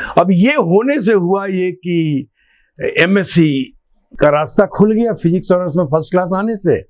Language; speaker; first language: Hindi; non-native, local second language; Bhojpuri